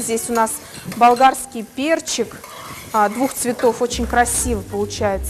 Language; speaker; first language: Russian; native; Russian